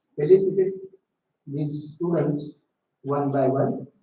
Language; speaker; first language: English; non-native, local second language; Marathi